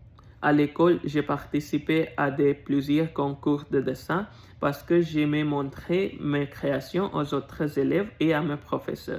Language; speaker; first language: French; non-native, learner; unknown